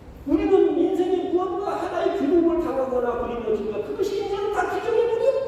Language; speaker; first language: Korean; native; Korean